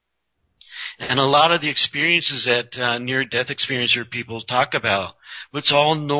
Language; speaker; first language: English; native; English